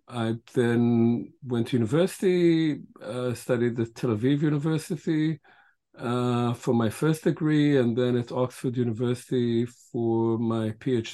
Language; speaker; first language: English; non-native, fluent; Hebrew